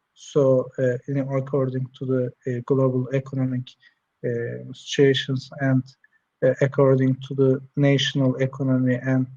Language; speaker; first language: English; non-native, learner; Turkish